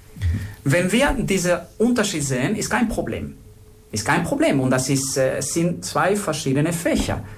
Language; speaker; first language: German; non-native, fluent; Spanish